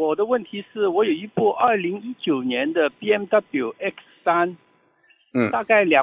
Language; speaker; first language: Chinese; native; Chinese